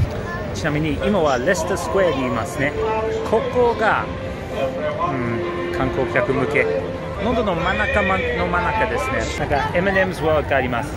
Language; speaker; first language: Japanese; non-native, fluent; English